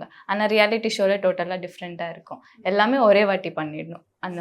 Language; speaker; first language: Tamil; non-native, local second language; Bangla